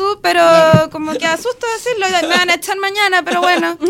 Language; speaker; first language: Spanish; native; Spanish